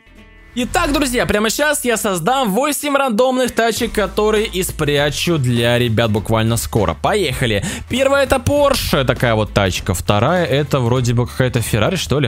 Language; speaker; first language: Russian; native; Russian